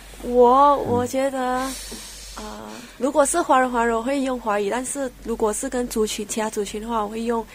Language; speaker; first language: Chinese; native; Chinese